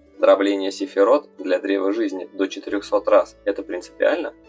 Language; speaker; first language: Russian; native; Russian